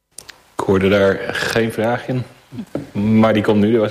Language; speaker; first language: Dutch; native; Dutch